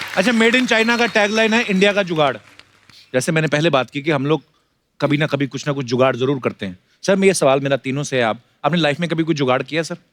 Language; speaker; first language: Hindi; non-native, local second language; Punjabi